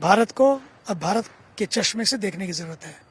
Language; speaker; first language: Hindi; native; Hindi